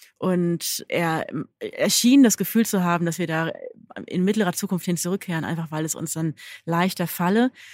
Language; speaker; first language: German; native; German